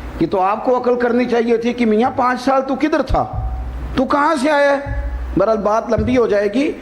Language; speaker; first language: Urdu; non-native, local second language; Punjabi